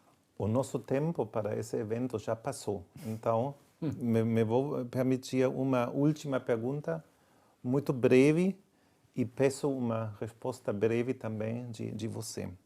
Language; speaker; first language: Portuguese; non-native, fluent; German